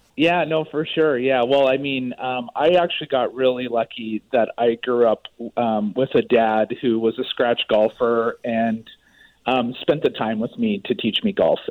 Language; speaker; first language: English; native; English